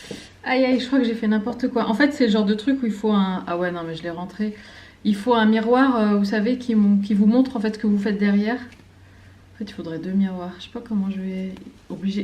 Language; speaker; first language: French; native; French